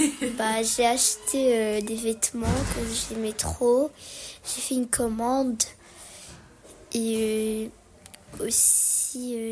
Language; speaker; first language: French; early bilingual, other home language; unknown